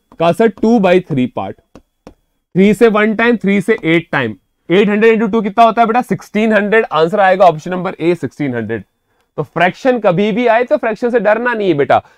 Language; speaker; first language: Hindi; native; Hindi